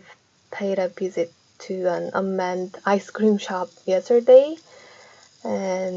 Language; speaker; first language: English; non-native, fluent; Korean